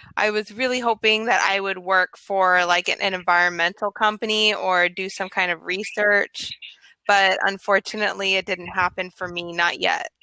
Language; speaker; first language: English; native; English